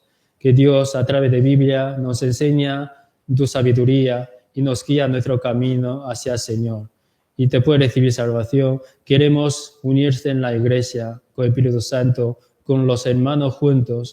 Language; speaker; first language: Spanish; non-native, learner; Korean